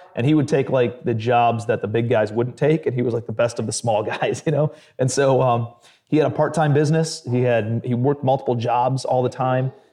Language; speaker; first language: English; native; English